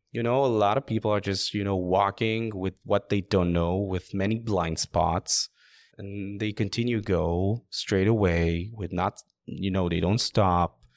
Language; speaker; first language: English; non-native, fluent; Hebrew